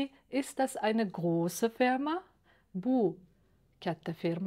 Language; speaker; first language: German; non-native, fluent; Uzbek